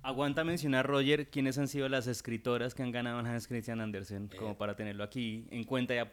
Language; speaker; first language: Spanish; native; Spanish